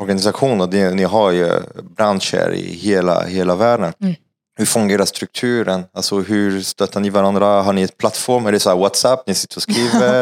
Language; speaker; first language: Swedish; non-native, fluent; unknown